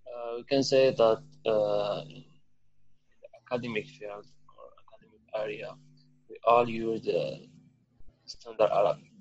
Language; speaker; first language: English; non-native, local second language; Arabic